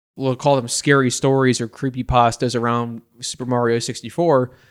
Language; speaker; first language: English; native; English